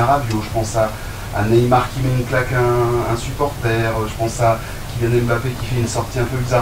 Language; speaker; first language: French; native; French